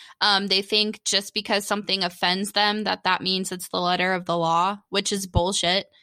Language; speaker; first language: English; native; English